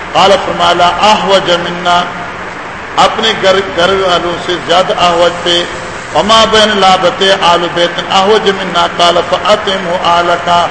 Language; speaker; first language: Urdu; non-native, local second language; Pashto